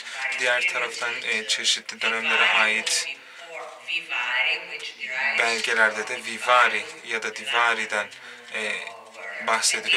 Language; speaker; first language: Turkish; native; Turkish